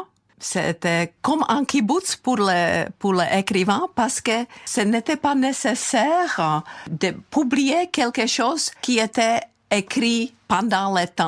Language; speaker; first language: French; non-native, fluent; Czech